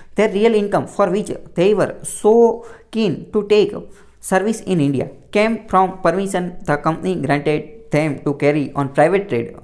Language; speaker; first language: English; non-native, local second language; Gujarati